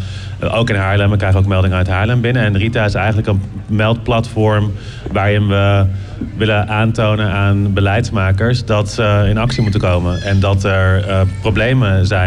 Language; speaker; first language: Dutch; native; Dutch